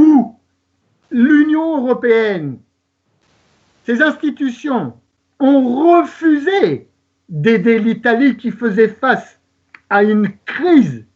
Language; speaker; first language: French; native; French